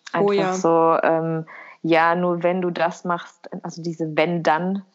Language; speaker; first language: German; early bilingual, other home language; Albanian